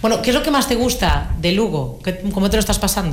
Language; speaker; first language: Spanish; native; Spanish